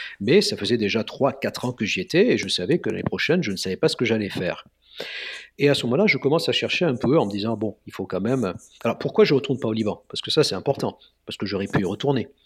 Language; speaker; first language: French; non-native, local second language; Arabic